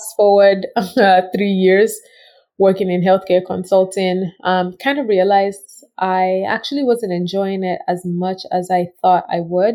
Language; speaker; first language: English; non-native, local second language; Yoruba